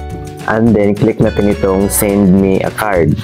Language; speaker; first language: Filipino; native; Filipino